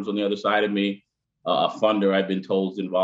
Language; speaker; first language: English; native; English